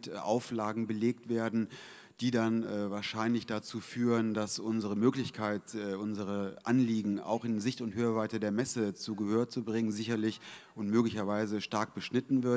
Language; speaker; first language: German; native; German